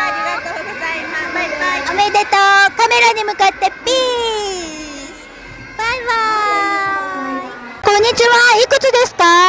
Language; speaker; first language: Japanese; native; Japanese